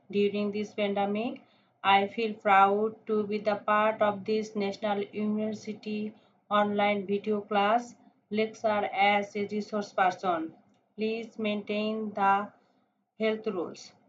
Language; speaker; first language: English; non-native, local second language; Bangla